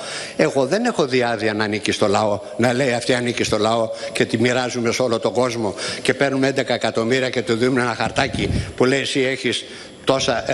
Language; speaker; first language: Greek; native; Greek